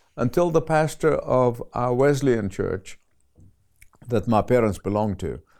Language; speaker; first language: English; non-native, fluent; Arabic